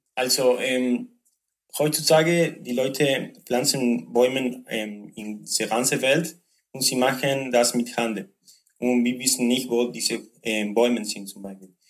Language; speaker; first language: German; non-native, learner; Spanish